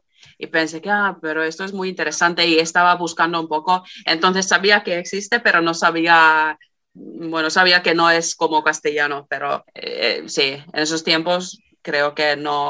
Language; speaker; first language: Spanish; non-native, fluent; Finnish